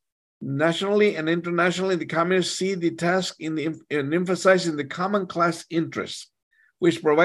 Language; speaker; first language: English; native; English